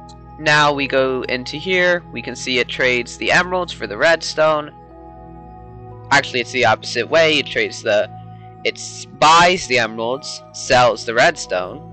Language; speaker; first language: English; native; English